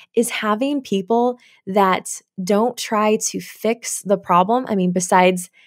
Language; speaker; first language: English; native; English